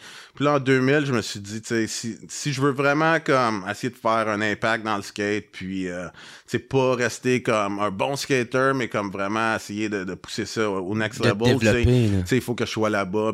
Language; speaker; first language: French; native; French